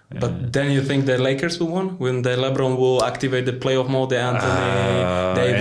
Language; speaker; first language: English; non-native, learner; Polish